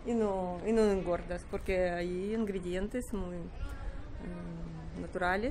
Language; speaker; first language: Spanish; non-native, learner; Russian